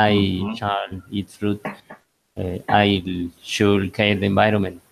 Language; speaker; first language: English; non-native, learner; Spanish